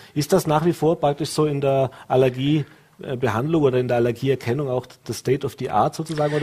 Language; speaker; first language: German; native; German